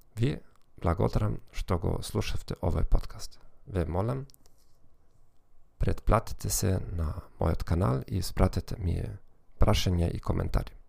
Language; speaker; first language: Macedonian; non-native, learner; German